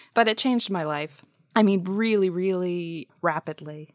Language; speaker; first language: English; native; English